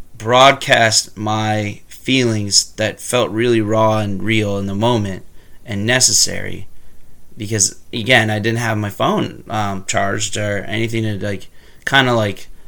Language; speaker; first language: English; native; English